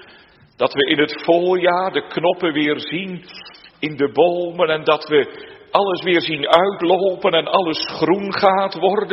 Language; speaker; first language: Dutch; native; Dutch